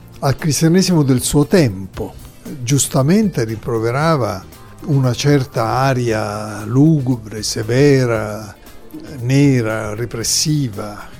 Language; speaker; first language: Italian; native; Italian